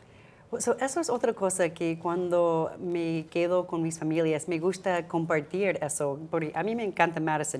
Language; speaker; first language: Spanish; non-native, fluent; English